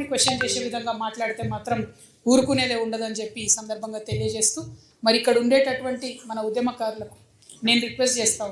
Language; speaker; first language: Telugu; native; Telugu